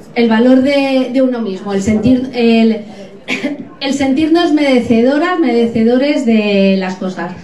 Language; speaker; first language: Spanish; native; Spanish